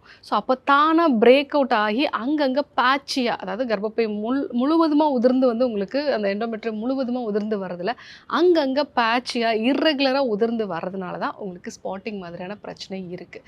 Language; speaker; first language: Tamil; native; Tamil